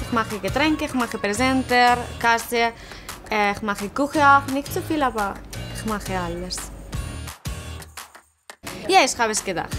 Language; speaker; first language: German; non-native, learner; Spanish